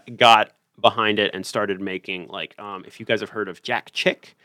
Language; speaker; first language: English; native; English